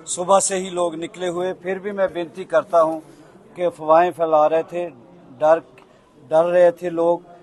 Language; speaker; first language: Hindi; non-native, local second language; Punjabi